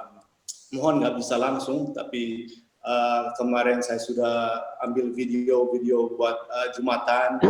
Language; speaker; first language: Indonesian; early bilingual, heritage; English